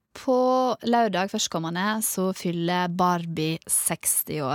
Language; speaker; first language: Norwegian; native; Norwegian